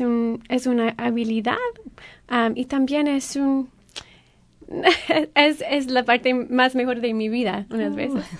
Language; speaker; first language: Spanish; early bilingual, heritage; Spanish